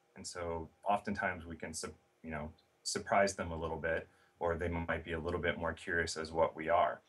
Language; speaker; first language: English; native; English